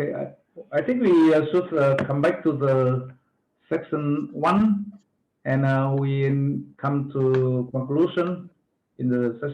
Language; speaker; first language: English; non-native, fluent; Vietnamese